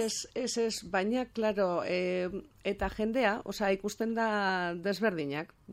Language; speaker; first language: Basque; non-native, local second language; Spanish